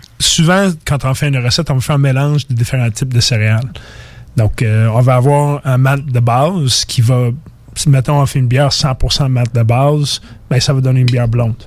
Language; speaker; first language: French; non-native, fluent; English